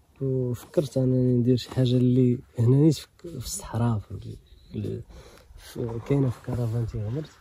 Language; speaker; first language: Arabic; native; Arabic